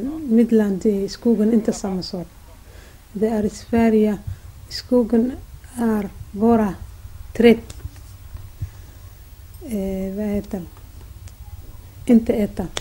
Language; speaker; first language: Swedish; non-native, learner; Somali